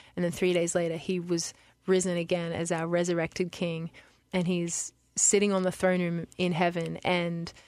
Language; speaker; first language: English; native; English